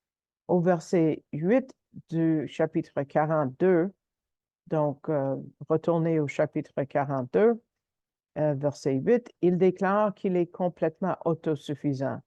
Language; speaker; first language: French; native; French